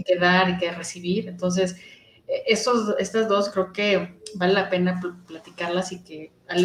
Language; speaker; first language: Spanish; native; Spanish